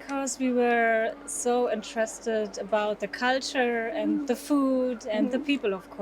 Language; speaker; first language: English; non-native, fluent; German